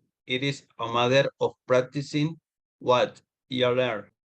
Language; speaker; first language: English; non-native, learner; Spanish